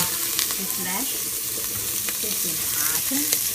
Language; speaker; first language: German; non-native, learner; Chinese